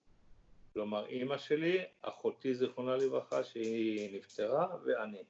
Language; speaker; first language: Hebrew; early bilingual, other home language; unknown